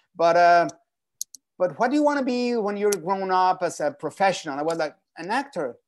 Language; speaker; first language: English; non-native, fluent; Spanish